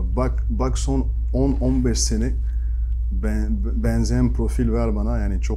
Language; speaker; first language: Turkish; non-native, fluent; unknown